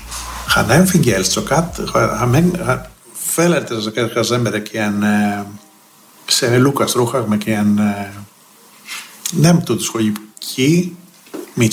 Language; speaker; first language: Hungarian; non-native, learner; Greek